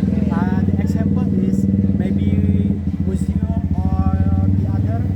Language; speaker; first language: English; non-native, learner; Indonesian